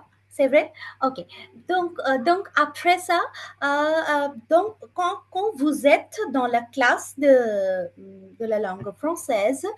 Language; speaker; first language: French; non-native, fluent; Bangla